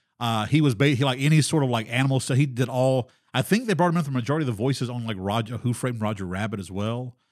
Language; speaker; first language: English; native; English